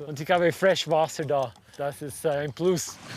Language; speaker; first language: German; non-native, learner; English